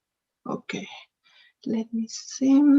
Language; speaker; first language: English; non-native, learner; Spanish